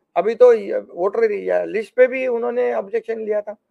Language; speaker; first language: Hindi; non-native, local second language; Marathi